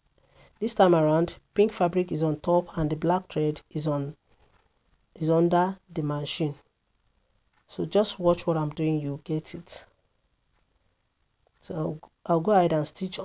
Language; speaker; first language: English; non-native, local second language; Yoruba